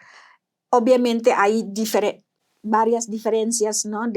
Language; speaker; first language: Spanish; non-native, fluent; Indonesian